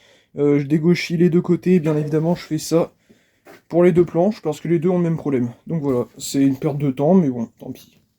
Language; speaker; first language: French; native; French